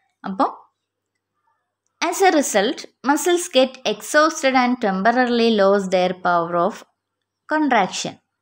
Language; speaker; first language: English; non-native, local second language; Malayalam